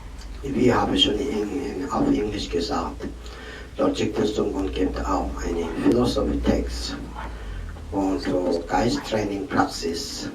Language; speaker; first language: German; non-native, learner; Tibetan